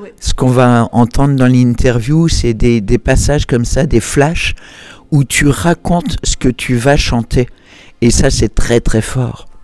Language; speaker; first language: French; native; French